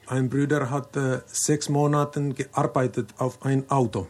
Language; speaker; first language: German; non-native, learner; Finnish